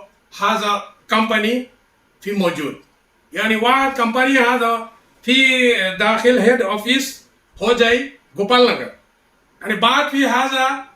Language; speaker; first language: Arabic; non-native, learner; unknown